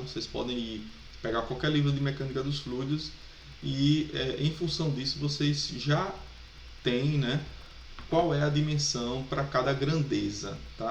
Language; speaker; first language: Portuguese; native; Portuguese